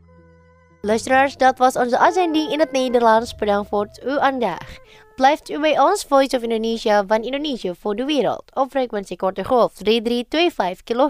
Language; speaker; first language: Dutch; non-native, fluent; Indonesian